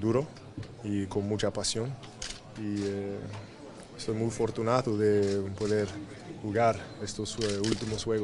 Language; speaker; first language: Spanish; non-native, learner; English